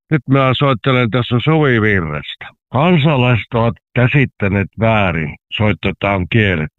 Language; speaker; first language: Finnish; native; Finnish